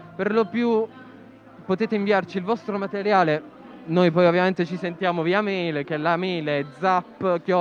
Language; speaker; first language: Italian; native; Italian